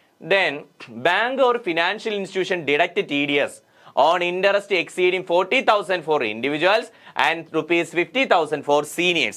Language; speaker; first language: English; non-native, local second language; Malayalam